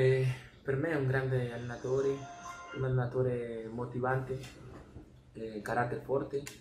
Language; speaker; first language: Italian; non-native, learner; Spanish